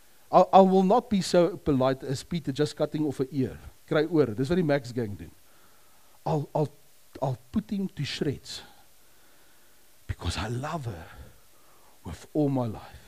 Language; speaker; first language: English; non-native, local second language; Afrikaans